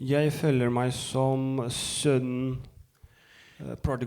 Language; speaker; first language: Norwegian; non-native, fluent; Lithuanian